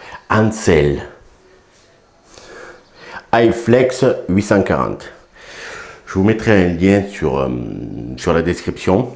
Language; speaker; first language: French; native; French